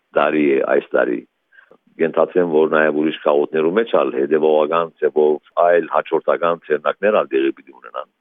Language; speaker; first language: Armenian; early bilingual, heritage; Armenian